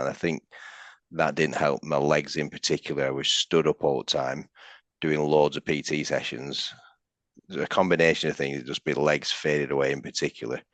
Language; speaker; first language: English; native; English